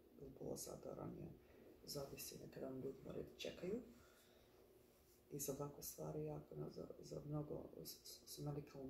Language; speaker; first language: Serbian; early bilingual, heritage; Bosnian